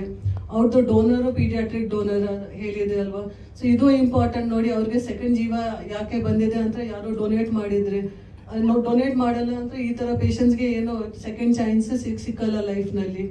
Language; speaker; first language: Kannada; non-native, fluent; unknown